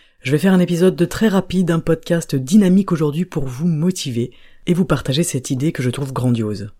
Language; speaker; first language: French; native; French